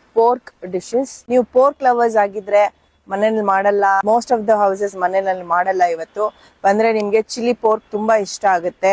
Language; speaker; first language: Kannada; native; Kannada